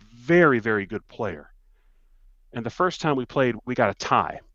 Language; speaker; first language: English; native; English